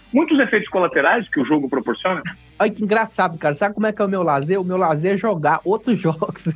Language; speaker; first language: Portuguese; native; Portuguese